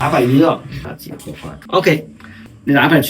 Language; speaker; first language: Danish; non-native, learner; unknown